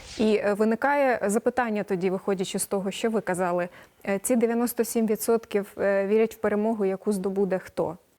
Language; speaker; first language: Ukrainian; native; Ukrainian